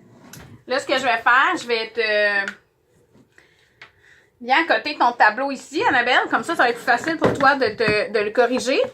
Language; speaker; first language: French; native; French